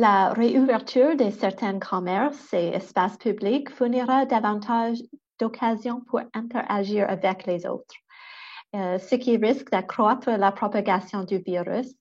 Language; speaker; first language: French; non-native, local second language; English